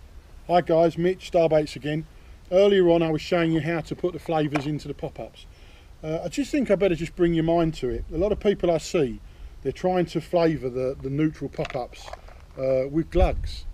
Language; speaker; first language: English; native; English